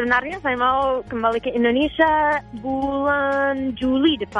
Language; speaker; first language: Indonesian; non-native, fluent; English